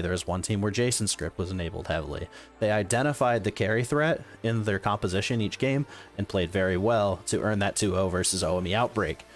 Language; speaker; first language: English; native; English